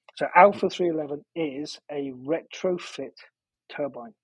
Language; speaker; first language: English; native; English